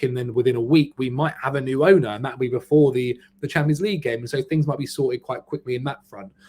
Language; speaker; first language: English; native; English